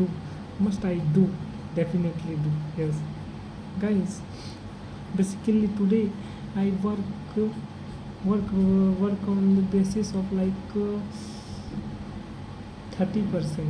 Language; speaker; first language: English; non-native, learner; Hindi